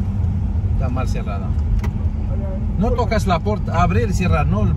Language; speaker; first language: Spanish; non-native, learner; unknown